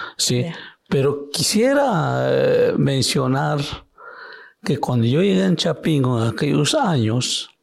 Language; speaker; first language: Spanish; non-native, local second language; Zapotec